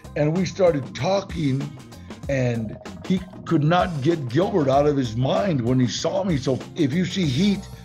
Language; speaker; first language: English; native; English